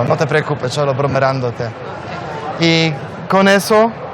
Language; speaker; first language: Spanish; non-native, learner; Polish